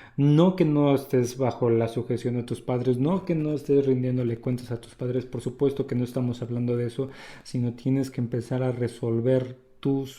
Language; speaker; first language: Spanish; native; Spanish